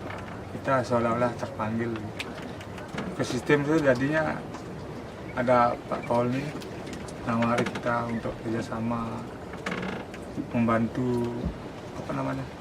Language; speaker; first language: Indonesian; native; Indonesian